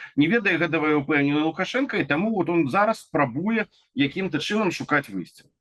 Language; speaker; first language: Belarusian; non-native, local second language; Russian